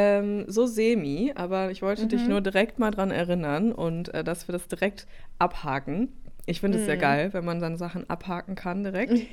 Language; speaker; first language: German; native; German